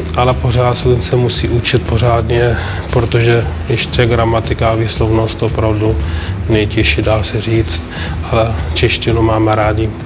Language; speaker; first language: Czech; non-native, fluent; Arabic